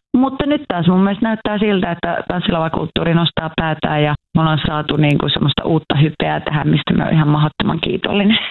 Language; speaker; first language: Finnish; native; Finnish